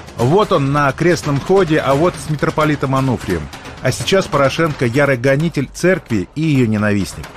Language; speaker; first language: Russian; native; Russian